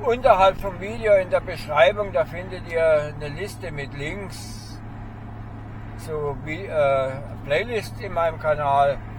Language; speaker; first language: German; native; German